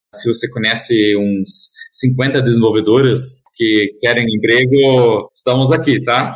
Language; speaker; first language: Portuguese; non-native, fluent; German